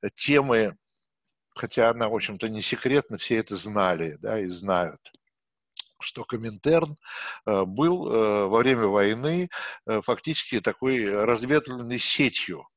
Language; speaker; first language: Russian; native; Russian